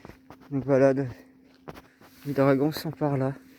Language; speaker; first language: French; native; French